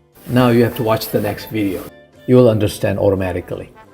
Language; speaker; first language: English; non-native, fluent; Korean